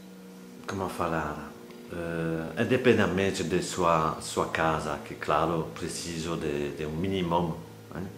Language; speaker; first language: Portuguese; non-native, fluent; French